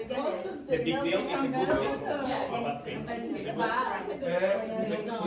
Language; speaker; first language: English; non-native, learner; Spanish